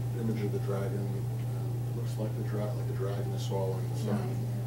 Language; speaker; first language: English; native; English